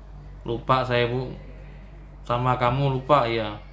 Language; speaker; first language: Indonesian; native; Indonesian